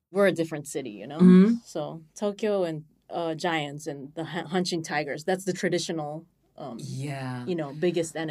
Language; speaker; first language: English; non-native, fluent; Japanese